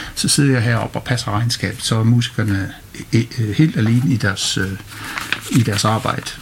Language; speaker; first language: Danish; non-native, fluent; English